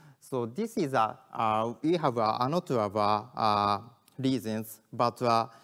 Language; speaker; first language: English; non-native, learner; Japanese